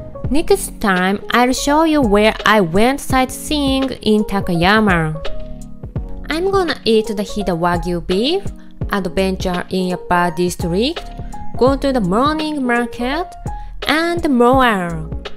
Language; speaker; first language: English; non-native, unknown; Japanese